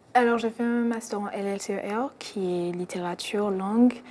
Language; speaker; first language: French; native; French